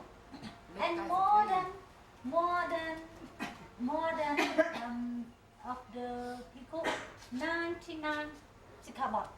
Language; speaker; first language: English; non-native, learner; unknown